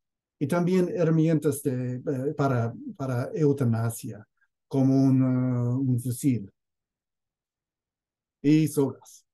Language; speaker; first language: Spanish; non-native, fluent; English